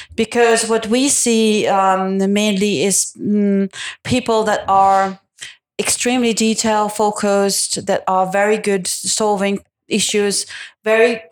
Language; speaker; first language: English; non-native, fluent; Italian